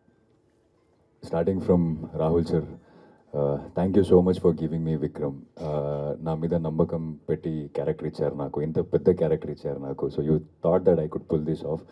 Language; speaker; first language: Telugu; non-native, fluent; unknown